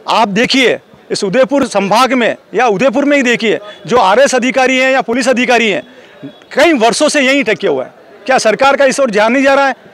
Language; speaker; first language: Hindi; native; Hindi